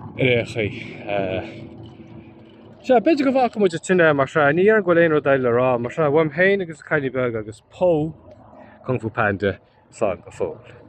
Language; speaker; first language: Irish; native; Irish